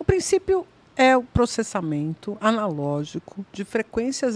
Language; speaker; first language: Portuguese; native; Portuguese